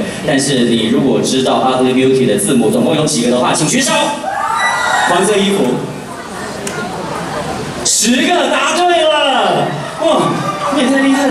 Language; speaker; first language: Chinese; native; Chinese